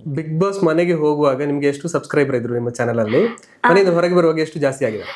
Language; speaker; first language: Kannada; native; Kannada